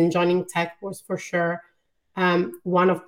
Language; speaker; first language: English; non-native, fluent; Italian